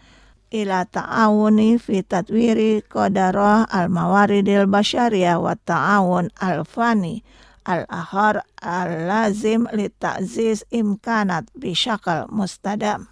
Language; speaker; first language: Arabic; non-native, fluent; Indonesian